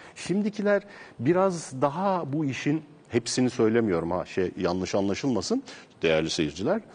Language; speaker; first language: Turkish; native; Turkish